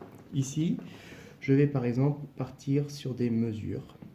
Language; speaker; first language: French; native; French